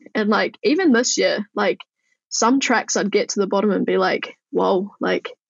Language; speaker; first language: English; native; English